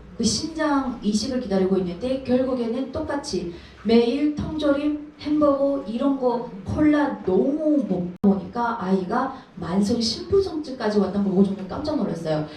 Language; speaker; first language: Korean; early bilingual, heritage; Korean